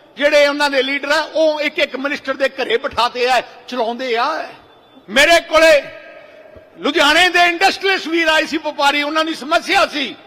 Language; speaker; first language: Punjabi; native; Punjabi